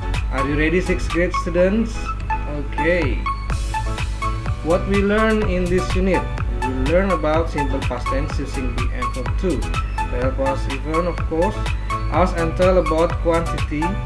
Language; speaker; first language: English; non-native, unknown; Indonesian